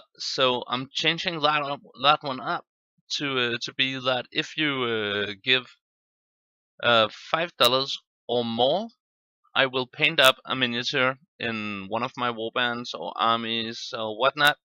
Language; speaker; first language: English; non-native, fluent; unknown